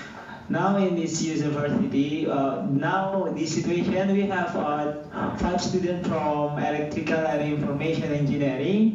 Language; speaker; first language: English; non-native, learner; Indonesian